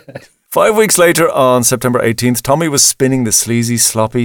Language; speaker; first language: English; native; English